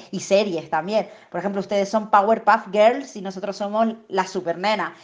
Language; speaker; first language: Spanish; native; Spanish